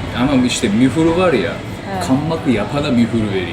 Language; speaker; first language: Turkish; non-native, fluent; Japanese